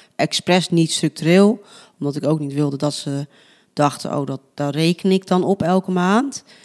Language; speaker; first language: Dutch; early bilingual, other home language; Spanish